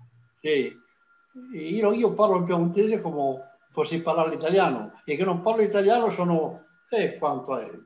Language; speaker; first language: Italian; non-native, local second language; Venetian